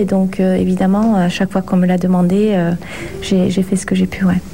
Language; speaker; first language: French; native; French